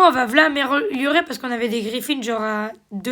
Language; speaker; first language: French; native; French